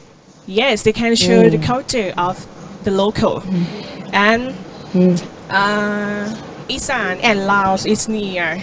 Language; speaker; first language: English; non-native, learner; Thai